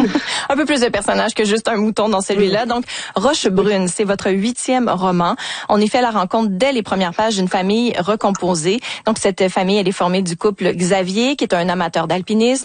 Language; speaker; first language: French; native; French